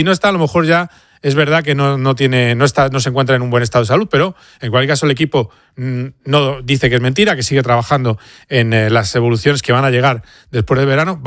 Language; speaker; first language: Spanish; native; Spanish